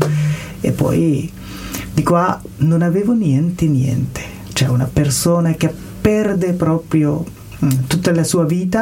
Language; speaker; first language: Italian; non-native, learner; Persian